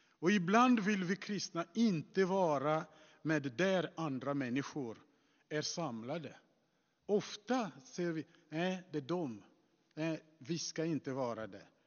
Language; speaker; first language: Swedish; non-native, fluent; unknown